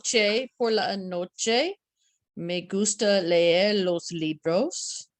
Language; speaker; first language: Spanish; non-native, learner; English